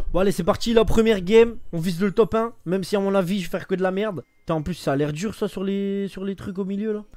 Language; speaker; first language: French; native; French